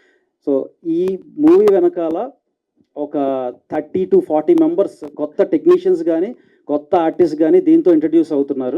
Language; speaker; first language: Telugu; native; Telugu